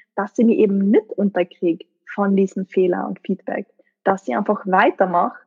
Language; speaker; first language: German; native; German